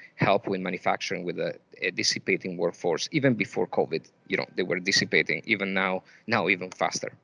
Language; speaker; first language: English; non-native, fluent; Italian